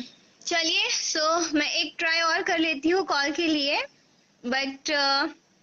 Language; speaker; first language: Hindi; native; Hindi